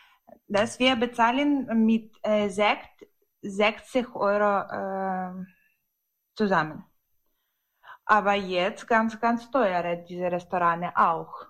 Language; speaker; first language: German; non-native, learner; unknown